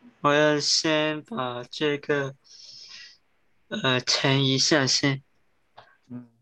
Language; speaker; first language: Chinese; early bilingual, heritage; Chinese